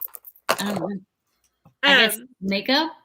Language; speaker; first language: English; native; English